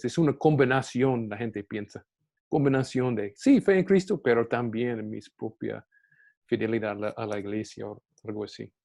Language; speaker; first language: Spanish; non-native, fluent; English